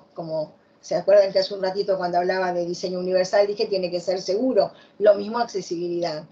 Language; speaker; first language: Spanish; native; Spanish